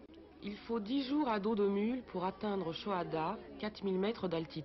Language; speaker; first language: French; native; French